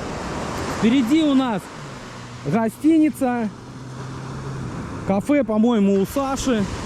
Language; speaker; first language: Russian; native; Russian